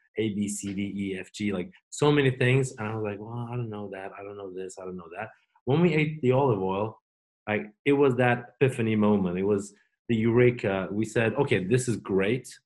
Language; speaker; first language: English; non-native, fluent; Turkish